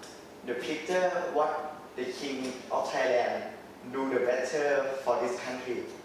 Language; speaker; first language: English; non-native, learner; Thai